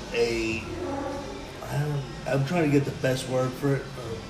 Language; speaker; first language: English; native; English